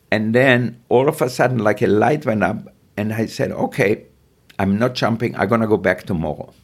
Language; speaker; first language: English; non-native, fluent; German